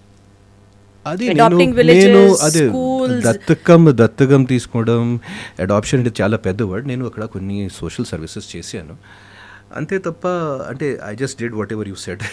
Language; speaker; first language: Telugu; non-native, fluent; Hindi